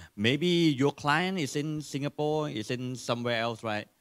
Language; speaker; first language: English; non-native, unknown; Thai